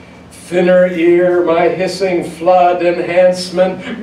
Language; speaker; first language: English; native; English